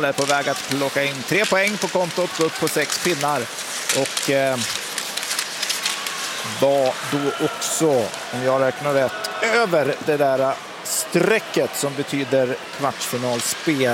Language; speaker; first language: Swedish; native; Swedish